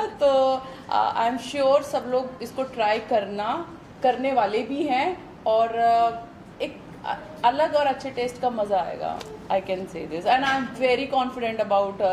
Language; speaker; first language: Hindi; native; Hindi